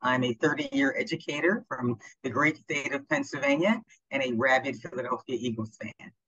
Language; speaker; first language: English; native; English